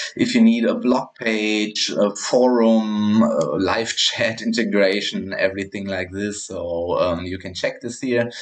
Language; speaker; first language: English; non-native, fluent; German